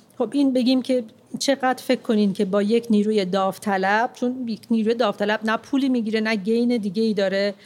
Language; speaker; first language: Persian; non-native, local second language; Armenian